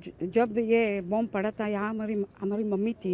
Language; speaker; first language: Hindi; early bilingual, heritage; Hindi